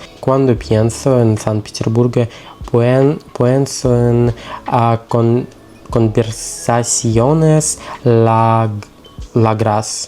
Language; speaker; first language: Spanish; non-native, learner; Russian